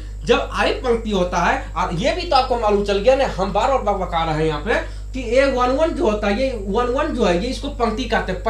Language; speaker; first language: Hindi; native; Hindi